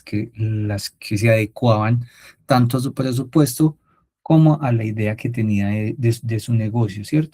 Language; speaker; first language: Spanish; native; Spanish